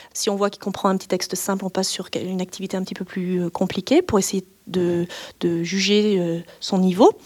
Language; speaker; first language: French; native; French